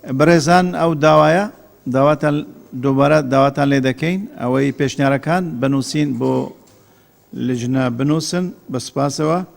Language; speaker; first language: Central Kurdish; non-native, local second language; Kurdish